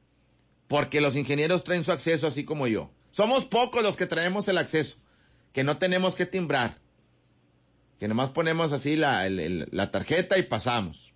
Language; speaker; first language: Spanish; native; Spanish